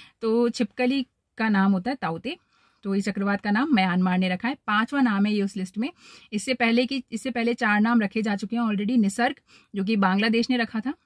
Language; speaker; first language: Hindi; native; Hindi